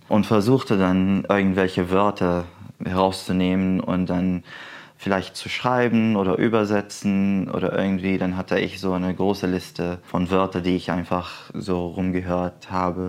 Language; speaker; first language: German; non-native, fluent; Arabic